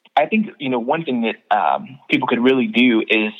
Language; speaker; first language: English; native; English